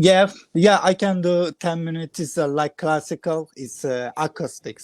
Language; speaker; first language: English; non-native, learner; Kurdish